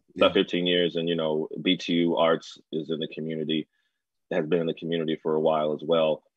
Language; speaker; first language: English; native; English